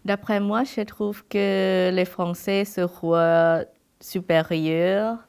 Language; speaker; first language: French; non-native, fluent; Thai